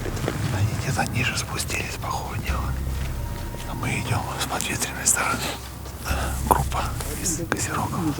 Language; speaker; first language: Russian; native; Russian